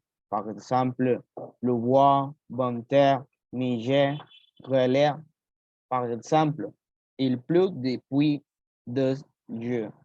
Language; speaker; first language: French; non-native, learner; Spanish